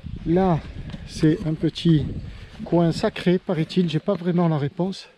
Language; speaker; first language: French; native; French